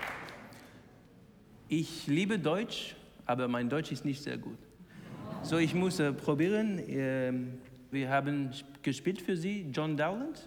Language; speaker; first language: German; non-native, learner; English